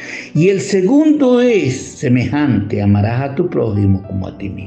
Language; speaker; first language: Spanish; native; Spanish